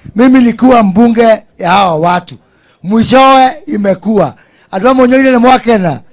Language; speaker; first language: Swahili; non-native, local second language; Kikuyu